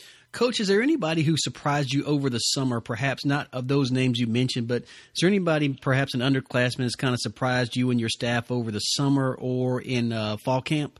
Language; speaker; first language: English; native; English